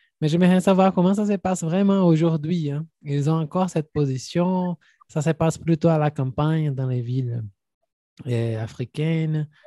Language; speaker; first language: French; non-native, fluent; Portuguese